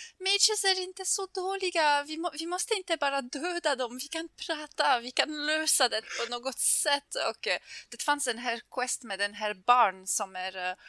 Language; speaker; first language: Swedish; non-native, fluent; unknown